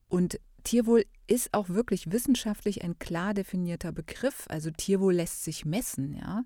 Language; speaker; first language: German; native; German